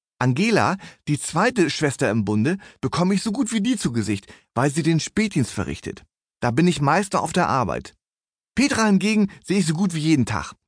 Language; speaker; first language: German; native; German